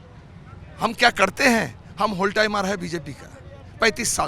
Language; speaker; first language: Hindi; non-native, local second language; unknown